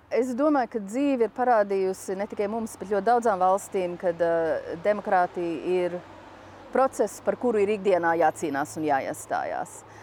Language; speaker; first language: Latvian; early bilingual, heritage; Latvian